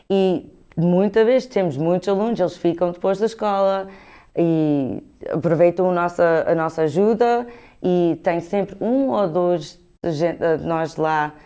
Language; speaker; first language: Portuguese; early bilingual, heritage; Portuguese